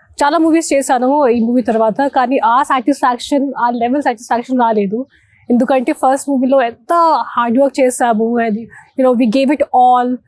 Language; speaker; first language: Telugu; non-native, local second language; Hindi